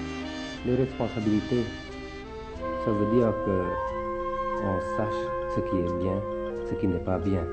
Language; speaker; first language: French; early bilingual, other home language; Thai